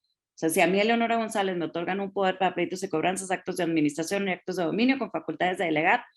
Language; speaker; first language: Spanish; native; Spanish